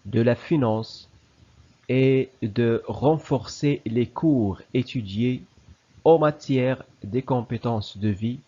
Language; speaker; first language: French; non-native, local second language; Arabic